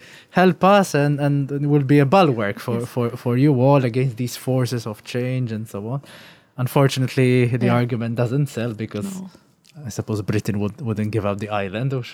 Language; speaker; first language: English; non-native, local second language; Maltese